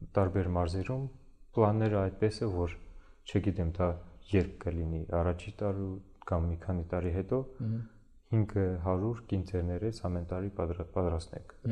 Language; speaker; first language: Armenian; early bilingual, heritage; Armenian